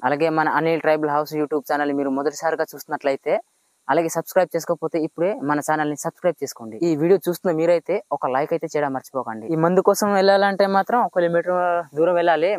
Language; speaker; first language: Telugu; non-native, local second language; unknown